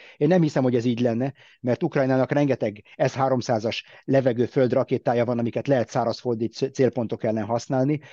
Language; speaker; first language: Hungarian; early bilingual, heritage; Hungarian